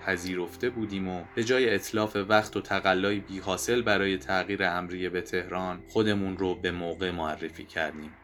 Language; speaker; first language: Persian; native; Persian